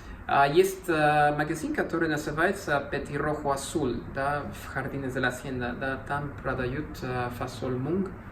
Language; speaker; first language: Russian; non-native, learner; Spanish